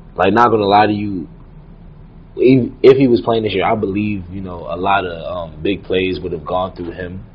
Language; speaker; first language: English; native; English